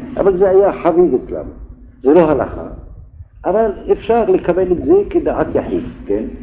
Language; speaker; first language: Hebrew; non-native, fluent; French